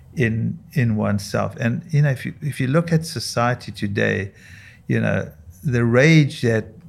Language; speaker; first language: English; native; English